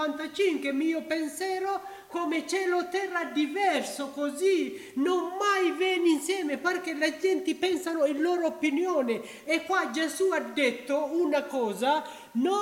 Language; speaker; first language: Italian; non-native, learner; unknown